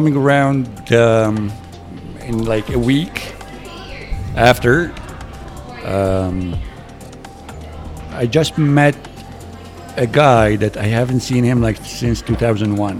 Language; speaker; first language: English; non-native, fluent; Arabic